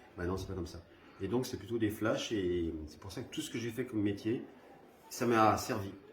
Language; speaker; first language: French; early bilingual, other home language; Spanish